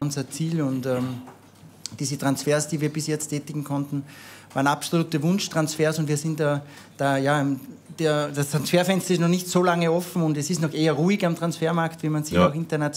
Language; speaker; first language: German; native; German